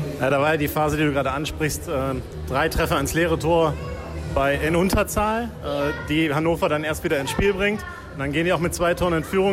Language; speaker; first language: German; native; German